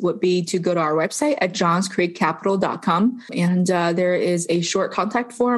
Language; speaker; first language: English; non-native, fluent; Chinese